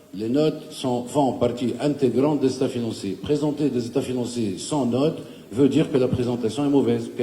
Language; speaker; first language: French; non-native, local second language; Arabic